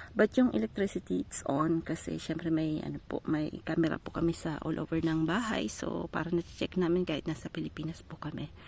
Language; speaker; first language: Filipino; native; Filipino